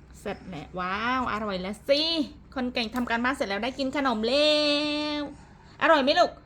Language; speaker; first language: Thai; native; Thai